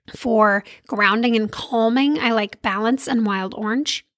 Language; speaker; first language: English; native; English